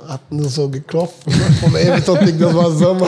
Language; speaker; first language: German; non-native, fluent; Portuguese